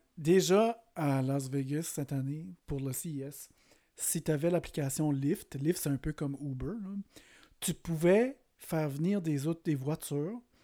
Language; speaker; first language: French; native; French